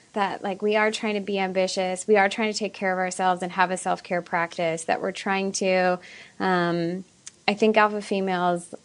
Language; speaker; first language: English; native; English